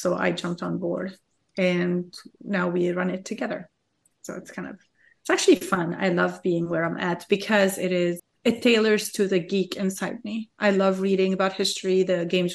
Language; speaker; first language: English; non-native, fluent; Arabic